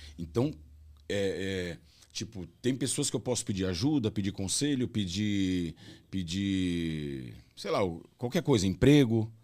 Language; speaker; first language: Portuguese; native; Portuguese